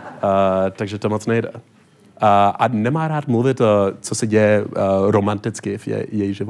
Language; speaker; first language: Czech; non-native, learner; English